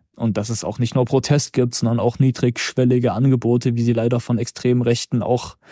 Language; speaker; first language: German; native; German